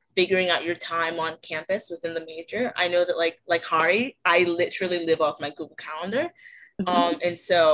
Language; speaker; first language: English; native; English